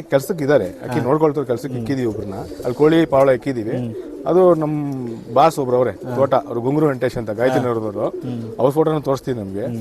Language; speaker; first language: Kannada; non-native, local second language; Tamil